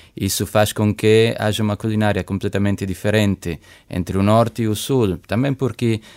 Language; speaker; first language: Portuguese; non-native, fluent; Italian